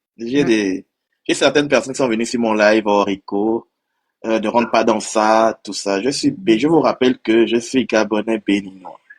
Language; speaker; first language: French; native; French